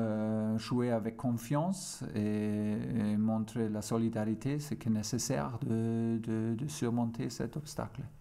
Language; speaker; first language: French; non-native, fluent; German